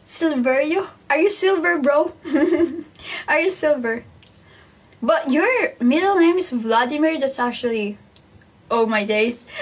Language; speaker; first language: English; non-native, local second language; Filipino